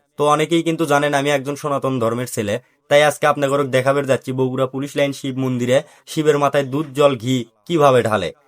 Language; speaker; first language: Bangla; native; Bangla